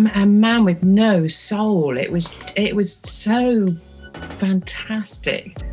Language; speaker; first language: English; native; English